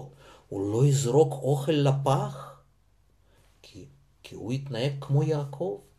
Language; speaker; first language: Hebrew; non-native, fluent; Russian